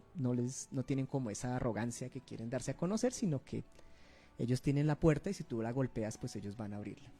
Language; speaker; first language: Spanish; native; Spanish